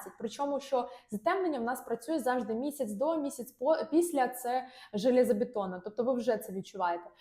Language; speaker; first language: Ukrainian; non-native, local second language; Russian